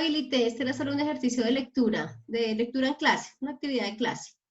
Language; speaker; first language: Spanish; native; Spanish